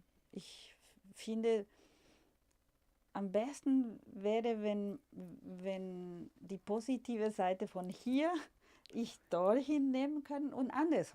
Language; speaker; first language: German; non-native, fluent; Spanish